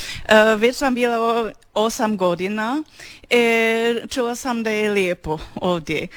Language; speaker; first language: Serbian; non-native, learner; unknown